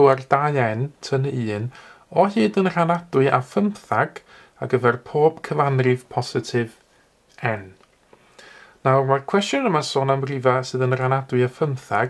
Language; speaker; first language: Welsh; native; Welsh